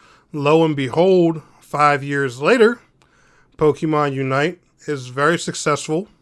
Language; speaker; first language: English; native; English